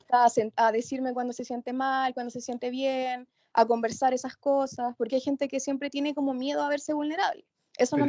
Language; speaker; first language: Spanish; native; Spanish